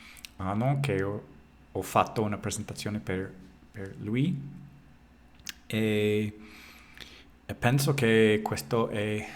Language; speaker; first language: Italian; non-native, learner; English